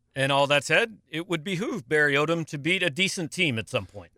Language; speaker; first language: English; native; English